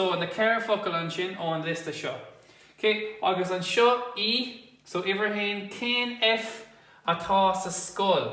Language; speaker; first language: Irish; non-native, local second language; English